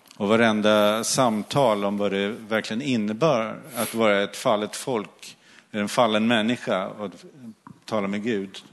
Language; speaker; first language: Swedish; native; Swedish